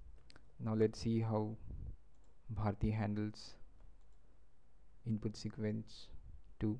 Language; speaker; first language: English; non-native, local second language; Marathi